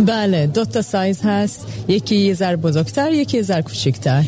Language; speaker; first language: Persian; early bilingual, heritage; Persian